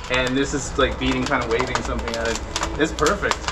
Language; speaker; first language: English; native; English